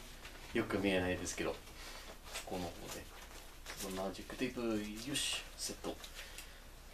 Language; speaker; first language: Japanese; non-native, learner; English